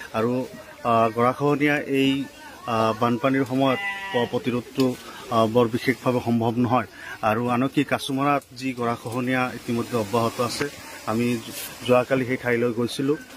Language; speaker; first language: Assamese; non-native, local second language; Bangla